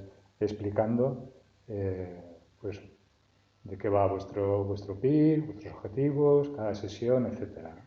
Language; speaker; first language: Spanish; native; Spanish